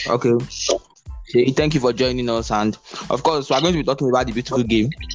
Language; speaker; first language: English; non-native, local second language; Yoruba